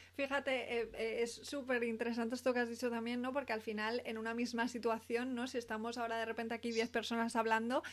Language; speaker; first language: Spanish; native; Spanish